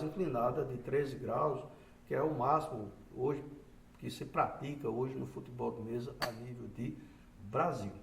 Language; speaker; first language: Portuguese; native; Portuguese